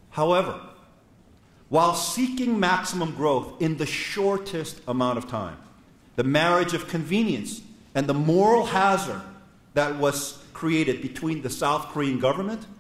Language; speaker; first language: English; non-native, fluent; Korean